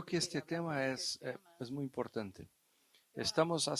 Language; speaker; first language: Spanish; non-native, fluent; Portuguese